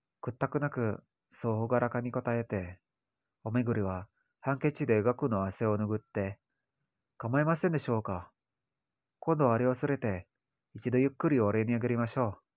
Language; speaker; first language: Japanese; non-native, learner; Indonesian